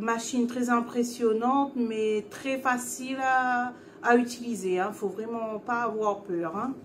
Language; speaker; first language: French; non-native, local second language; Réunion Creole French